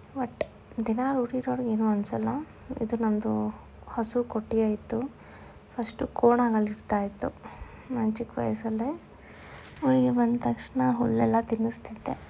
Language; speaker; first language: Kannada; non-native, local second language; Tulu